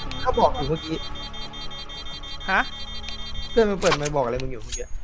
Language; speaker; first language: Thai; native; Thai